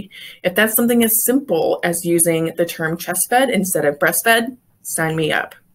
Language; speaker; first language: English; native; English